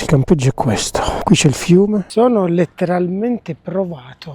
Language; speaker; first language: Italian; native; Italian